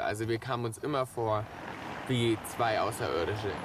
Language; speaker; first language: German; native; German